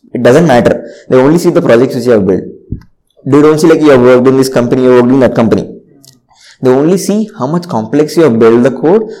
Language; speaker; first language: English; non-native, local second language; Telugu